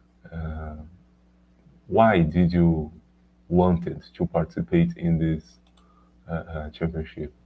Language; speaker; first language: English; non-native, learner; Portuguese